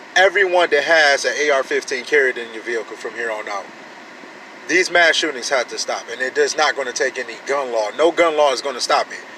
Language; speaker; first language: English; native; English